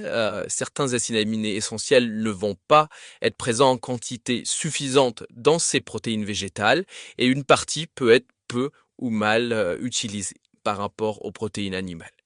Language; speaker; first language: French; native; French